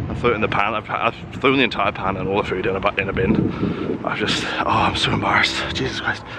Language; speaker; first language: English; native; English